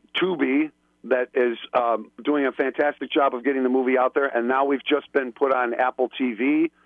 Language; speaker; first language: English; native; English